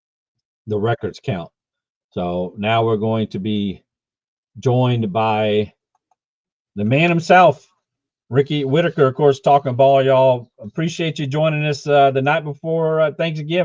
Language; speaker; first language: English; native; English